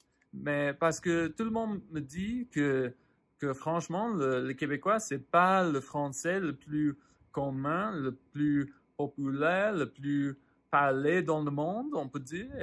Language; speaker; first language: French; non-native, fluent; English